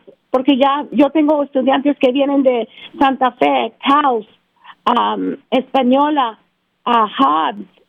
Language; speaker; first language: Spanish; early bilingual, heritage; Spanish